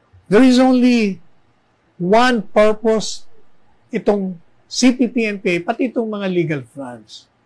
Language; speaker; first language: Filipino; native; Filipino